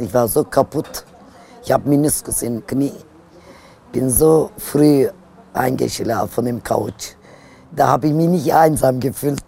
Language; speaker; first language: German; non-native, learner; Turkish